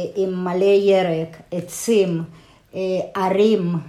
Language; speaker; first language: Hebrew; non-native, fluent; Kazakh